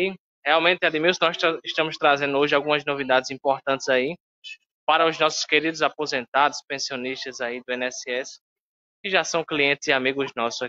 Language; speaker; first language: Portuguese; native; Portuguese